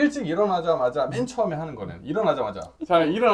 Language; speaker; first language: Korean; native; Korean